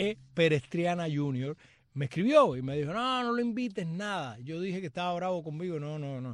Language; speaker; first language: Spanish; native; Spanish